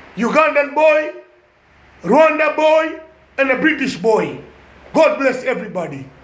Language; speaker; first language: English; non-native, local second language; Swahili